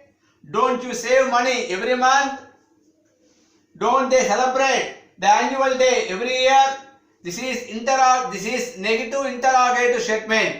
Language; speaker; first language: English; non-native, local second language; Telugu